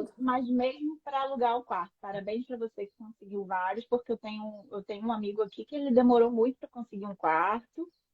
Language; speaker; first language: Portuguese; native; Portuguese